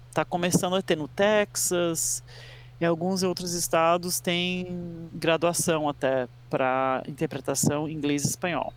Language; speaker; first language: Portuguese; early bilingual, other home language; English